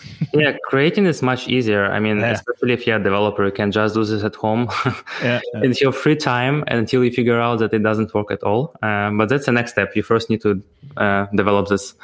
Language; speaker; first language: English; non-native, fluent; Ukrainian